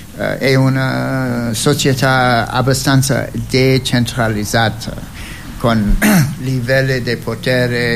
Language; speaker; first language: Italian; non-native, fluent; English